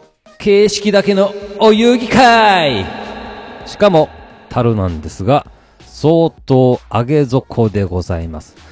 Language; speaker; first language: Japanese; native; Japanese